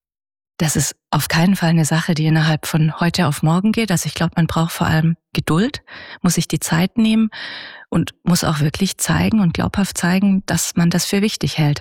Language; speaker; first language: German; native; German